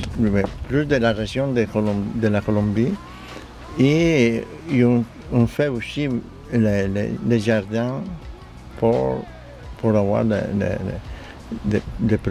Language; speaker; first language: French; non-native, learner; Spanish